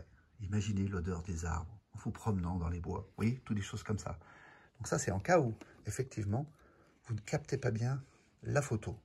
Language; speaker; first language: French; native; French